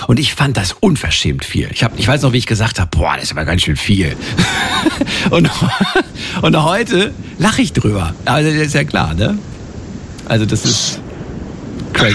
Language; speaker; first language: German; native; German